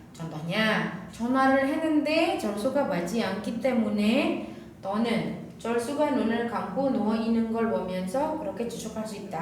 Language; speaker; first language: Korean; non-native, fluent; Indonesian